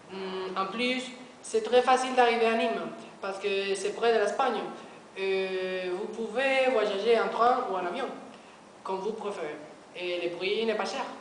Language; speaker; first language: French; non-native, learner; Spanish